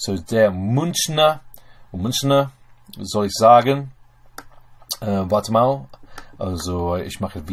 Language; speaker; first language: German; non-native, fluent; English